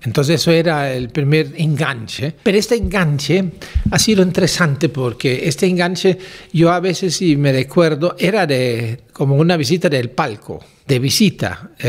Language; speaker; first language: Spanish; non-native, fluent; German